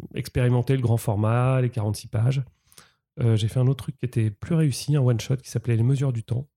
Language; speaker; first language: French; native; French